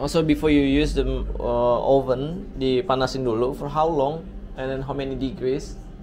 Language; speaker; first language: English; non-native, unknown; Indonesian